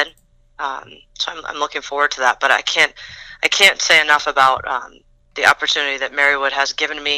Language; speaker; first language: English; native; English